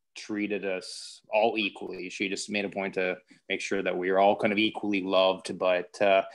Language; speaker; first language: English; native; English